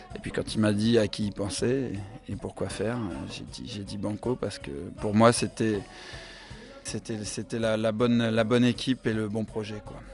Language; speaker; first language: French; native; French